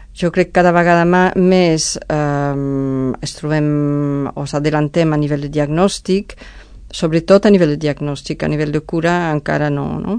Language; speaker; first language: Catalan; non-native, fluent; Spanish